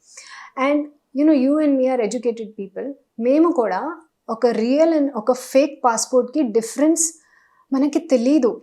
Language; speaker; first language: Telugu; non-native, learner; Hindi